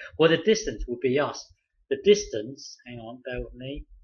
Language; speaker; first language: English; native; English